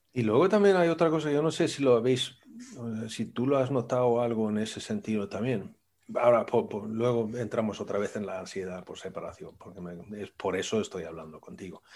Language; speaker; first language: Spanish; non-native, fluent; Swedish